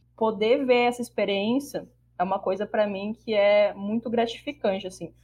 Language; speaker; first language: Portuguese; native; Portuguese